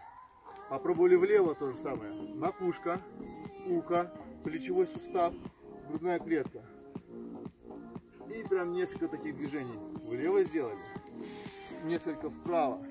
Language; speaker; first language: Russian; native; Russian